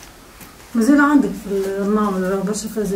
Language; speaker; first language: French; non-native, local second language; Arabic